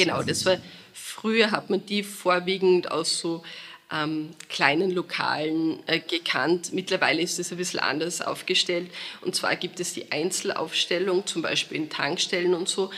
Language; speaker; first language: German; native; German